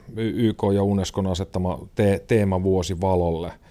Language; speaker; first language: Finnish; native; Finnish